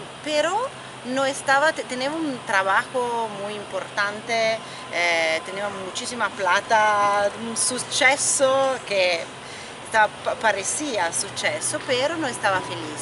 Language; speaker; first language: Spanish; non-native, fluent; Italian